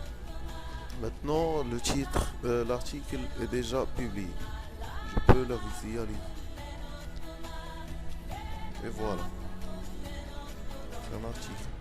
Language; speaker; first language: French; non-native, local second language; Arabic